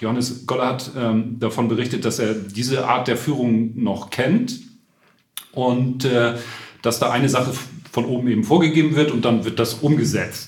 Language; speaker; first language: German; native; German